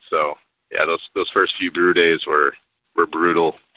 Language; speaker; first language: English; native; English